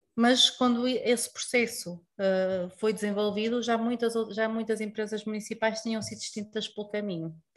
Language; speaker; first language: Portuguese; native; Portuguese